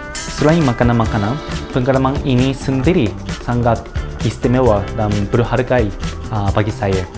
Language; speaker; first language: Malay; non-native, learner; Japanese